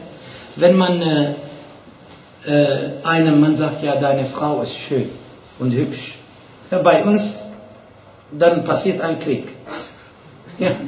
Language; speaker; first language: German; non-native, fluent; Arabic